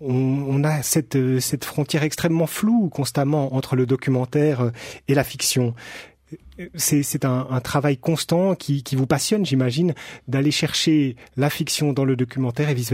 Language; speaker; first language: French; native; French